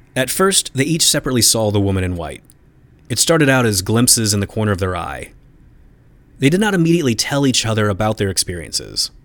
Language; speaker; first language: English; native; English